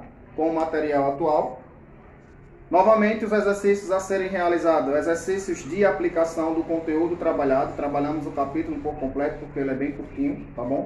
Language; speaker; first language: Portuguese; native; Portuguese